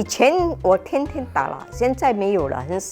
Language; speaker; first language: Chinese; native; Chinese